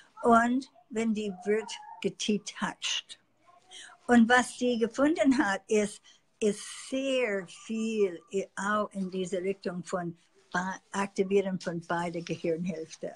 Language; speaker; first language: German; non-native, fluent; English